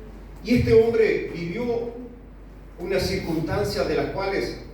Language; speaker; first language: Spanish; native; Spanish